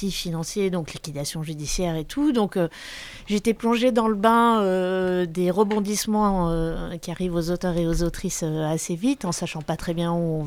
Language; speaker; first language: French; native; French